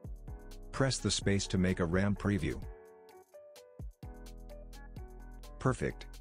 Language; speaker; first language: English; non-native, fluent; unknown